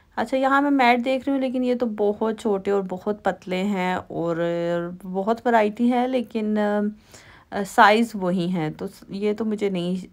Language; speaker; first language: Urdu; native; Urdu